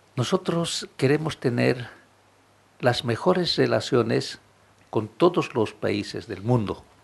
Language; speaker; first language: Spanish; non-native, local second language; Aymara